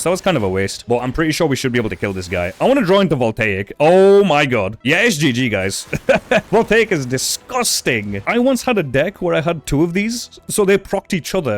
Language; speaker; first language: English; native; English